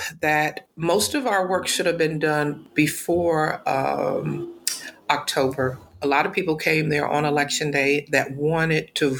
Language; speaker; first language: English; native; English